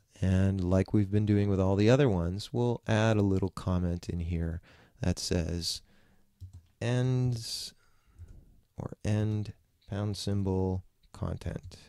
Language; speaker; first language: English; native; English